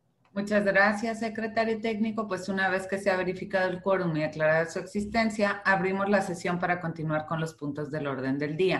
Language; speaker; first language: Spanish; native; Spanish